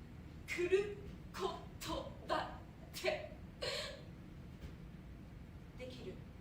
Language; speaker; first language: Japanese; non-native, fluent; German